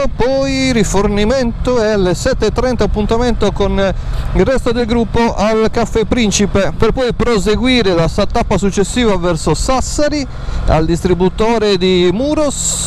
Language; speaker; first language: Italian; native; Italian